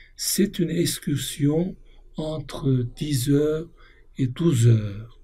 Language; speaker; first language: French; non-native, fluent; Turkish